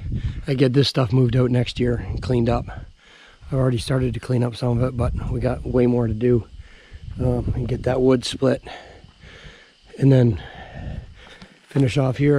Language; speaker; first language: English; native; English